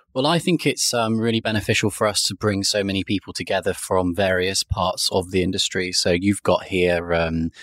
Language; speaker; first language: English; native; English